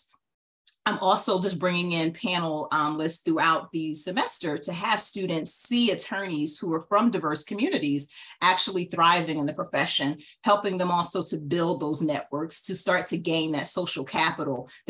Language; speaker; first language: English; native; English